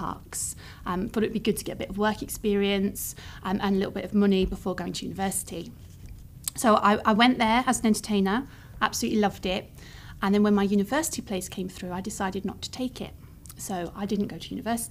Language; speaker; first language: English; native; English